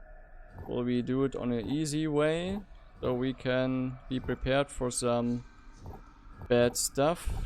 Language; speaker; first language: English; non-native, fluent; German